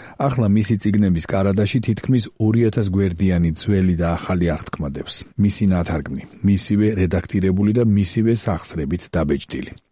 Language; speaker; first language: Georgian; native; Georgian